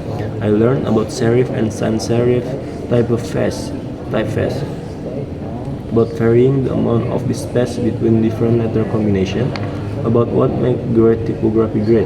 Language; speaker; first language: English; non-native, learner; Indonesian